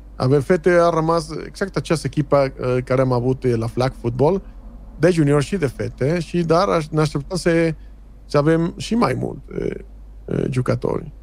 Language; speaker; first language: Romanian; non-native, fluent; Spanish